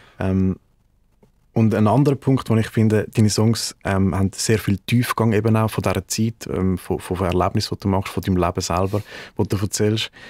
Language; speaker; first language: German; native; German